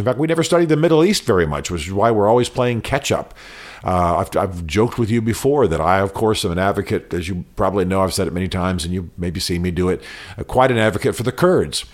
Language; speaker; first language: English; native; English